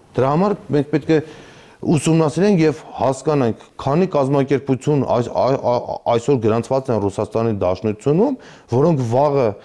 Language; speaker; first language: Armenian; native; Armenian